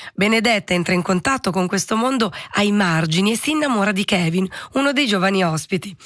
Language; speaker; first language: Italian; native; Italian